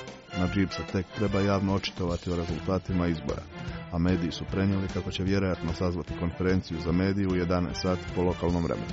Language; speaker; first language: Croatian; native; Croatian